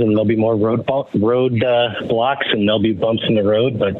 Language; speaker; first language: English; native; English